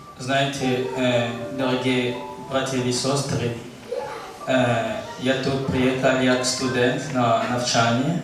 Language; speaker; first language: Ukrainian; non-native, learner; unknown